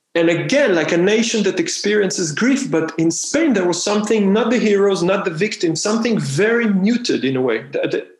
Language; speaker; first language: English; non-native, fluent; Hebrew